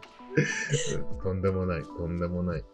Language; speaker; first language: Japanese; non-native, learner; English